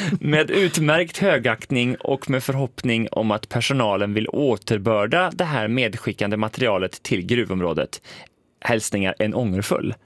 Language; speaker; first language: Swedish; native; Swedish